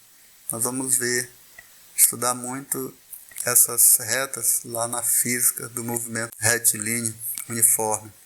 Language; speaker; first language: Portuguese; native; Portuguese